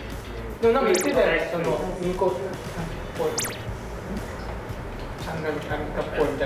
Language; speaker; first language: Japanese; native; Japanese